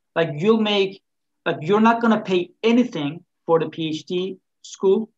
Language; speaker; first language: English; non-native, fluent; Turkish